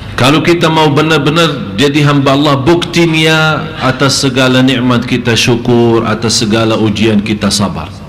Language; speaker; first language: Malay; non-native, fluent; Arabic